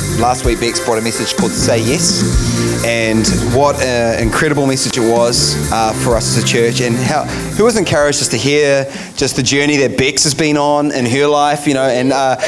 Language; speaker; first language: English; native; English